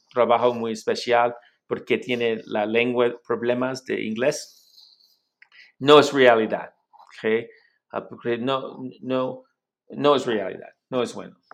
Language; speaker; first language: Spanish; non-native, learner; English